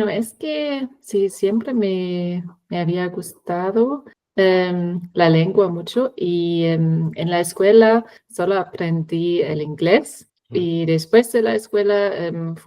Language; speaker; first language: Spanish; non-native, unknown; German